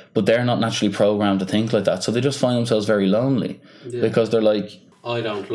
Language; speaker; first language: English; native; English